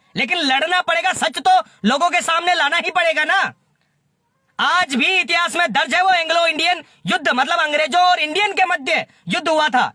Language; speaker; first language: Hindi; native; Hindi